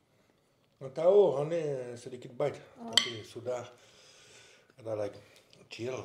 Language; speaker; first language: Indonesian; non-native, learner; French